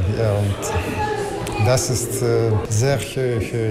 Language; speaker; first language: German; non-native, learner; Russian